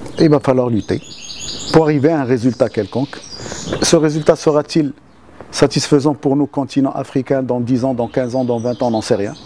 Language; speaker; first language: French; non-native, local second language; Arabic